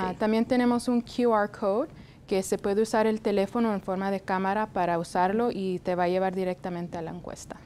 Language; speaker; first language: Spanish; early bilingual, heritage; Spanish